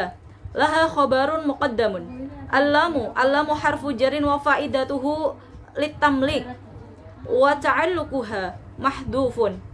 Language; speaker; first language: Arabic; non-native, learner; Javanese